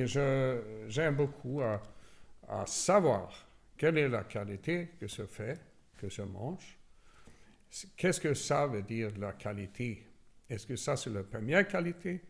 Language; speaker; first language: French; non-native, learner; Swedish